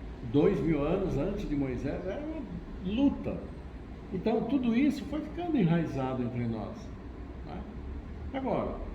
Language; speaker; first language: Portuguese; native; Portuguese